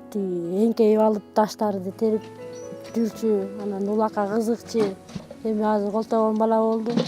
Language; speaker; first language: Kyrgyz; non-native, local second language; Russian